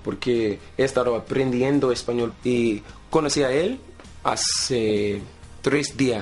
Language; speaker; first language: Spanish; non-native, learner; English